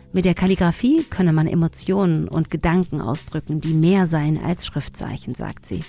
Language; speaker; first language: German; early bilingual, other home language; Tigrinya